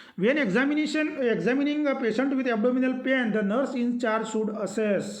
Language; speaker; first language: English; non-native, local second language; Gujarati